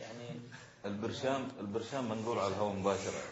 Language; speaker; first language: Arabic; native; Arabic